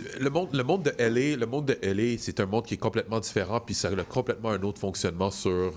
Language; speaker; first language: French; native; French